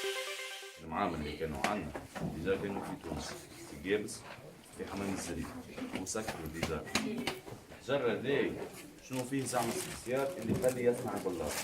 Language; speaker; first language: Arabic; native; Arabic